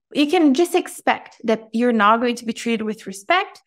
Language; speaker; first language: English; non-native, fluent; Portuguese